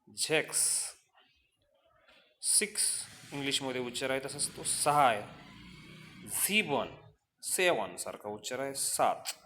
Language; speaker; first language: Marathi; native; Marathi